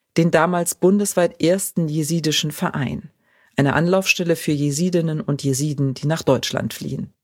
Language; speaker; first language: German; native; German